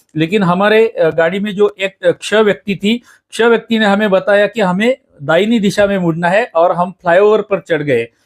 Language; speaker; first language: Hindi; non-native, local second language; Marathi